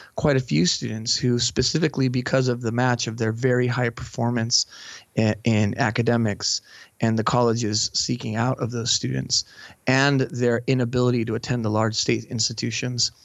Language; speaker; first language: English; native; English